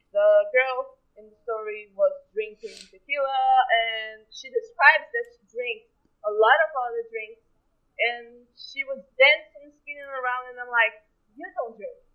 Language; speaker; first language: English; non-native, fluent; Portuguese